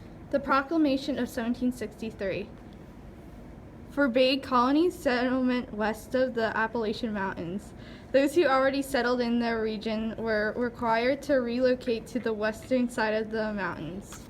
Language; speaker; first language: English; native; English